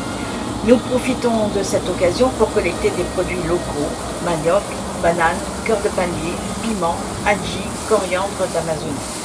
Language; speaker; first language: French; native; French